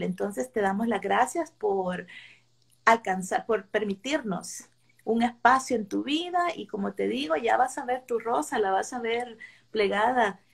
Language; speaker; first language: Spanish; native; Spanish